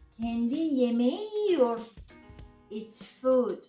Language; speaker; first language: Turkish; non-native, learner; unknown